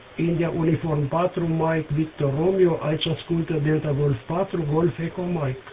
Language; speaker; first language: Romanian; native; Romanian